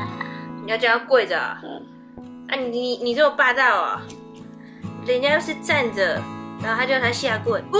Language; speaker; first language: Chinese; native; Chinese